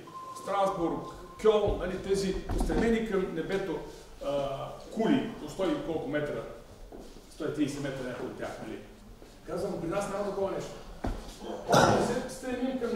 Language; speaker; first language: Bulgarian; native; Bulgarian